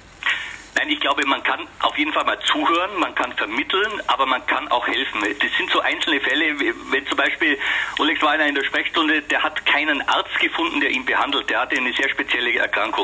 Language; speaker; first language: German; native; German